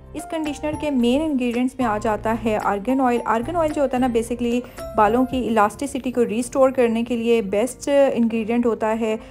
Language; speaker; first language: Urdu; native; Urdu